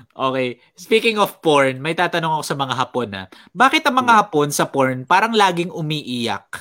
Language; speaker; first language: Filipino; native; Filipino